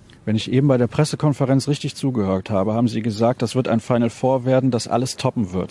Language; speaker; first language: German; native; German